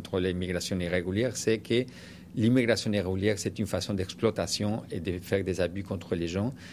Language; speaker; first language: French; non-native, fluent; Spanish